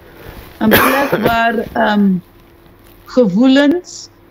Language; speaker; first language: Dutch; non-native, local second language; Papiamento